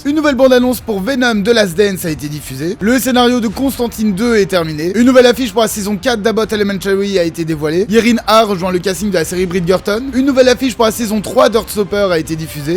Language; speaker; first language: French; native; French